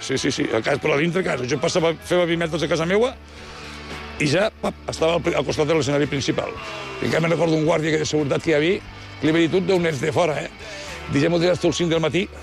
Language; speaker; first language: Catalan; native; Catalan